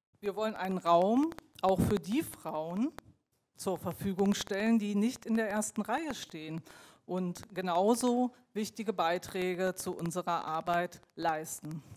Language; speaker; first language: German; native; German